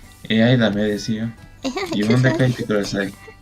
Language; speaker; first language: Japanese; non-native, learner; Spanish